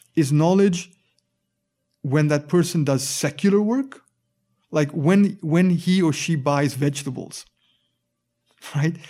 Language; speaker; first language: English; native; English